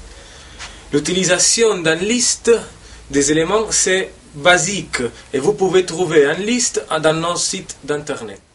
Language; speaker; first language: French; non-native, fluent; Spanish